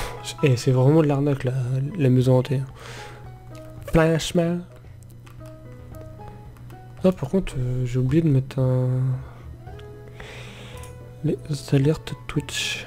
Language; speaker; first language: French; native; French